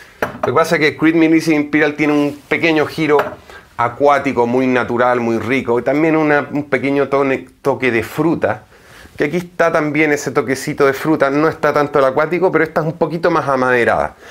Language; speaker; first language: Spanish; native; Spanish